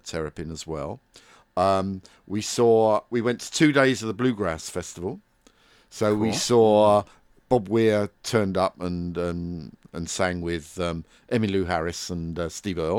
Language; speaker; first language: English; native; English